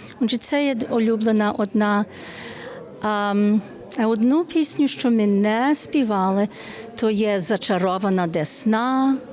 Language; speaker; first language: Ukrainian; early bilingual, heritage; Ukrainian